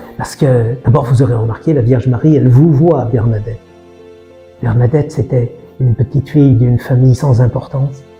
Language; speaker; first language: French; native; French